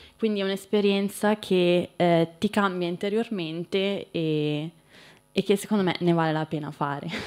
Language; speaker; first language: Italian; native; Italian